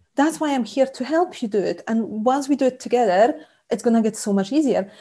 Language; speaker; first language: English; non-native, fluent; Polish